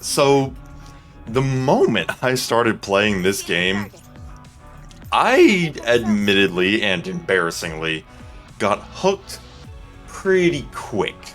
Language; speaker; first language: English; native; English